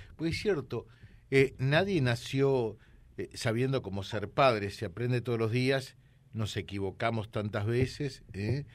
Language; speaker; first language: Spanish; native; Spanish